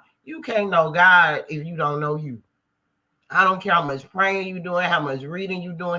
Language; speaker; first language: English; native; English